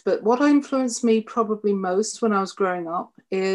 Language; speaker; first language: English; native; English